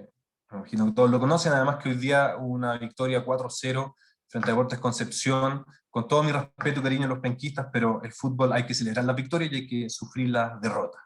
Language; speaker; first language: Spanish; native; Spanish